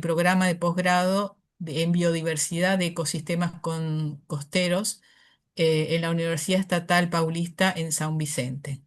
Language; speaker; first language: Spanish; native; Spanish